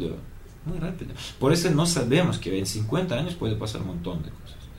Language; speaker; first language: Spanish; non-native, learner; Russian